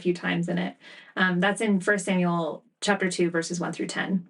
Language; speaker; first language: English; native; English